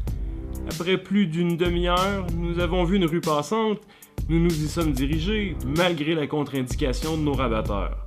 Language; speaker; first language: French; native; French